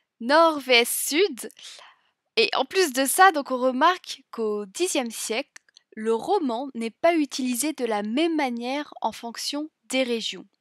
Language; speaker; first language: French; native; French